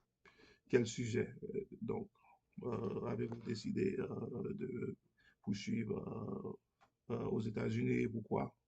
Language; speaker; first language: French; non-native, learner; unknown